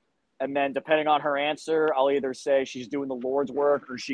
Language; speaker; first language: English; native; English